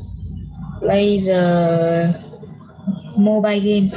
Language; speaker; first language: English; non-native, learner; Vietnamese